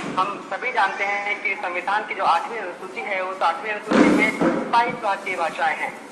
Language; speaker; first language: Hindi; native; Hindi